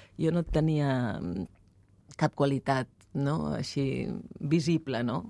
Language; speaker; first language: Catalan; native; Catalan